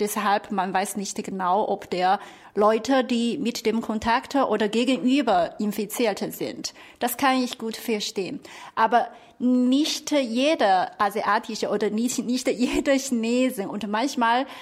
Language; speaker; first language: German; non-native, fluent; Chinese